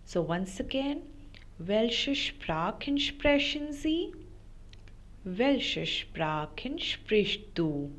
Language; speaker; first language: German; non-native, fluent; Hindi